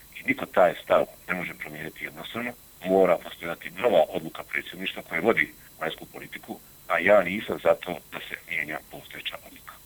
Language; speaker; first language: Bosnian; native; Bosnian